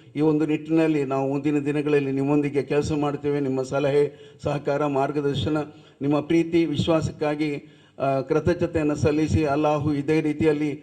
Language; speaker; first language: Kannada; non-native, local second language; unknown